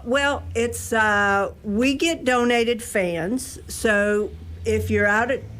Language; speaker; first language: English; native; English